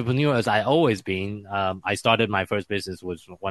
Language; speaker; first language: English; non-native, fluent; Chinese